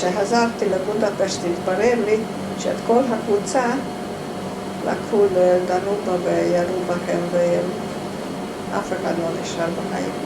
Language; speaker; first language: Hebrew; non-native, fluent; Hungarian